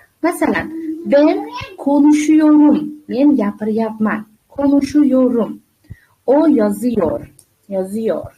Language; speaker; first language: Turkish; non-native, fluent; Uzbek